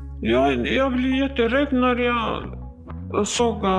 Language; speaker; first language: Swedish; non-native, learner; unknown